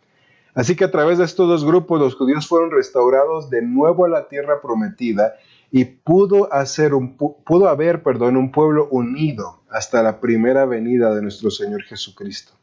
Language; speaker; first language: Spanish; native; Spanish